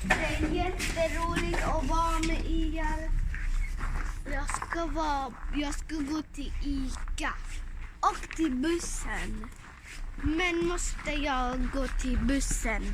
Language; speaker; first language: Swedish; early bilingual, other home language; Somali